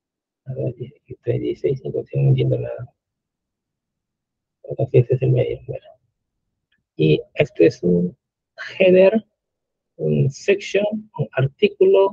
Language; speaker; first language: Spanish; native; Spanish